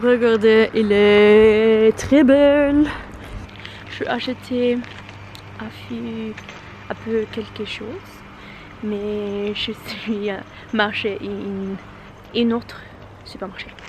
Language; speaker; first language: French; non-native, learner; Russian